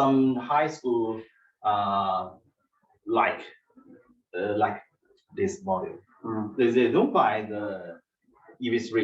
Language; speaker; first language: English; non-native, learner; Chinese